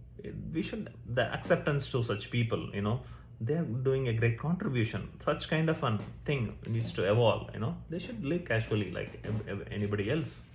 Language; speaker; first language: English; non-native, local second language; Tamil